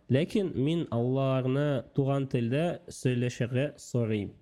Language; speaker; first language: Tatar; non-native, local second language; Russian